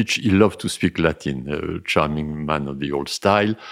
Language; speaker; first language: English; non-native, fluent; French